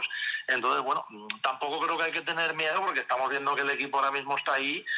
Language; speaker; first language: Spanish; native; Spanish